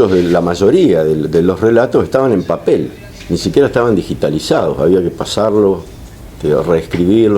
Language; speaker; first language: Spanish; native; Spanish